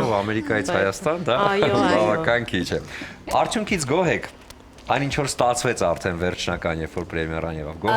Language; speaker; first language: Armenian; native; Armenian